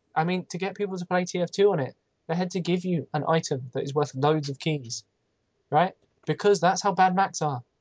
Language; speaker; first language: English; native; English